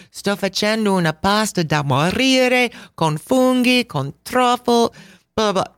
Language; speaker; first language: Italian; non-native, learner; English